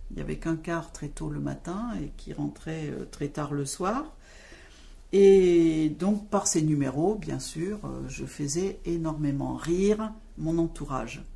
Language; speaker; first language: French; native; French